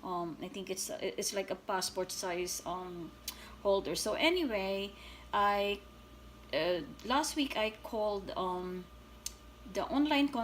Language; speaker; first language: English; non-native, fluent; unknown